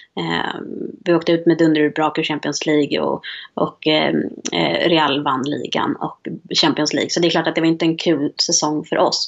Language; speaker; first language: Swedish; native; Swedish